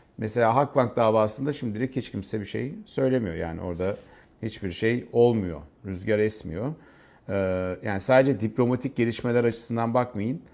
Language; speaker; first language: Turkish; native; Turkish